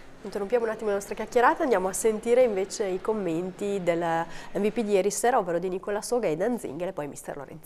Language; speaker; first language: Italian; native; Italian